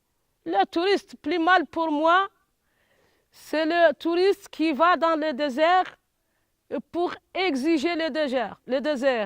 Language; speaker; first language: French; non-native, local second language; Arabic